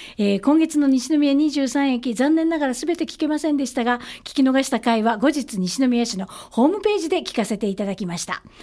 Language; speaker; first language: Japanese; native; Japanese